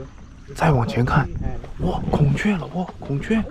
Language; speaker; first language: Chinese; native; Chinese